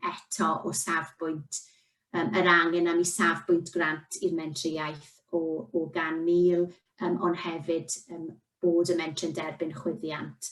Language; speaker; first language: Welsh; native; Welsh